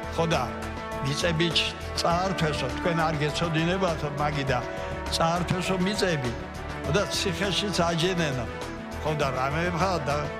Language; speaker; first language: Georgian; native; Georgian